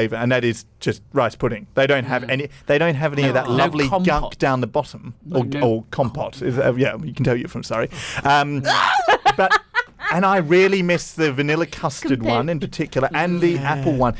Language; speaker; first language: English; native; English